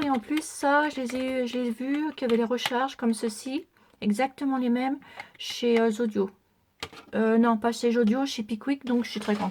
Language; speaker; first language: French; native; French